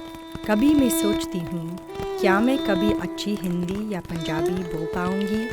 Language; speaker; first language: Hindi; early bilingual, heritage; English